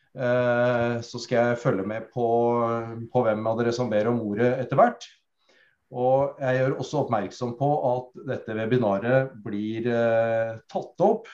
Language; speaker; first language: Norwegian; native; Norwegian